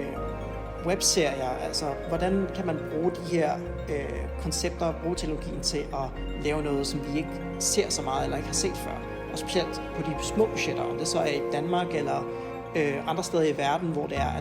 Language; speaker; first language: Danish; native; Danish